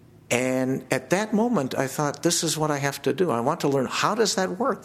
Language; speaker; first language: English; native; English